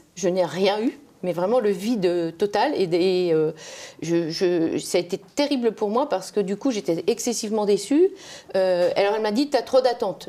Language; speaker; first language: French; native; French